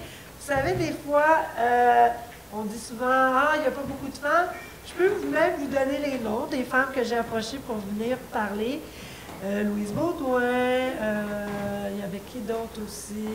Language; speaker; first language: French; native; French